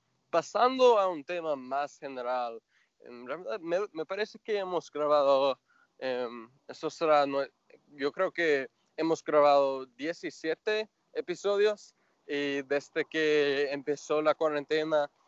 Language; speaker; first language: Spanish; non-native, fluent; English